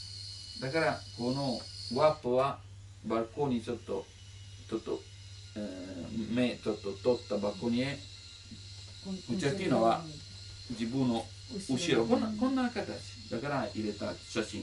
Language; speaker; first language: Japanese; non-native, learner; Italian